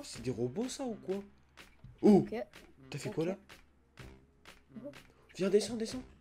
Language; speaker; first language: French; native; French